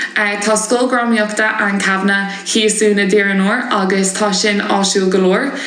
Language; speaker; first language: Irish; non-native, local second language; English